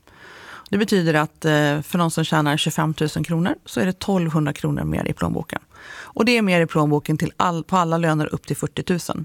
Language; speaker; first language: Swedish; native; Swedish